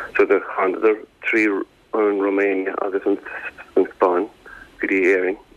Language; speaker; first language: Irish; native; Irish